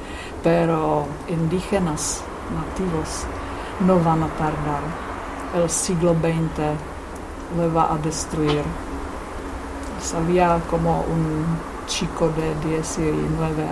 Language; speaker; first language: Spanish; non-native, fluent; Czech